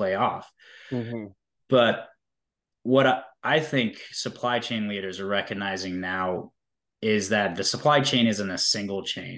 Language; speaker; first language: English; native; English